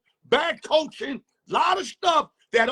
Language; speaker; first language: English; native; English